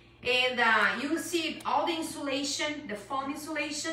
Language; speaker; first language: English; non-native, fluent; Portuguese